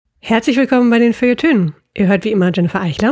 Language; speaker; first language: German; native; German